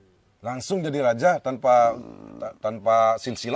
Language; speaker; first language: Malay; non-native, local second language; Balinese